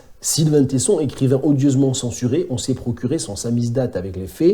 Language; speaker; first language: French; native; French